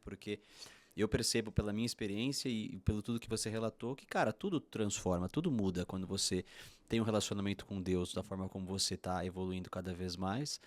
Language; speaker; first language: Portuguese; native; Portuguese